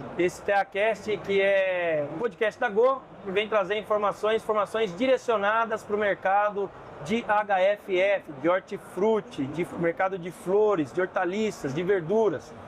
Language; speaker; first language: Portuguese; native; Portuguese